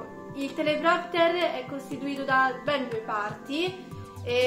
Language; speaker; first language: Italian; native; Italian